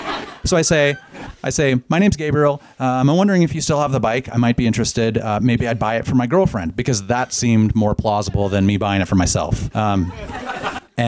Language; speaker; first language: English; native; English